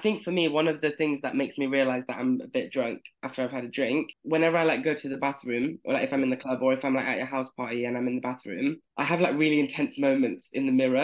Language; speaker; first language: English; native; English